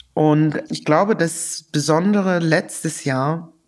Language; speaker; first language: German; native; German